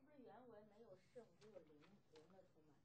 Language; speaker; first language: Chinese; native; Chinese